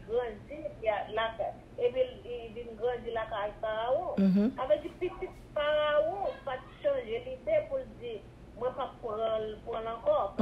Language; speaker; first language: French; non-native, local second language; Haitian Creole